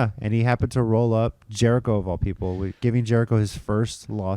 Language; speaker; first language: English; native; English